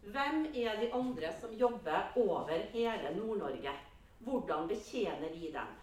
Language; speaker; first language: Norwegian; native; Norwegian